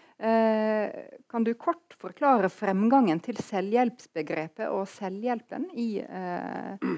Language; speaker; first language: Norwegian; native; Norwegian